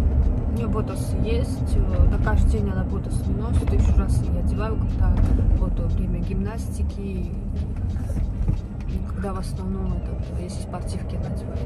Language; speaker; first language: Russian; native; Russian